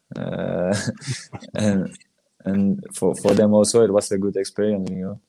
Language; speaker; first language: English; non-native, learner; French